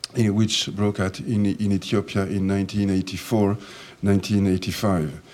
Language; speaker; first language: English; non-native, fluent; French